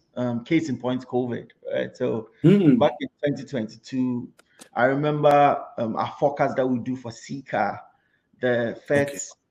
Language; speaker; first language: English; non-native, local second language; Akan